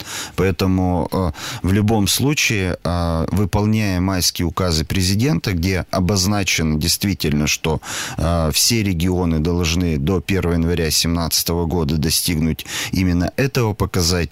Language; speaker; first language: Russian; native; Russian